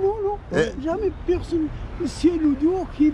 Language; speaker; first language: French; non-native, learner; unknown